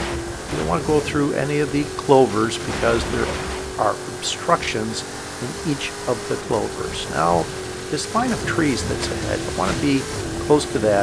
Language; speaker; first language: English; native; English